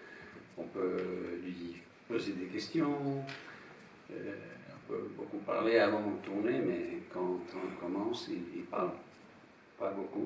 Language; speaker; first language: French; non-native, fluent; English